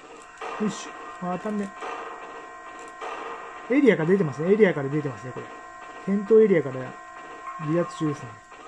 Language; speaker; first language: Japanese; native; Japanese